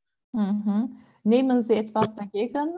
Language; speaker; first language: German; non-native, learner; Turkish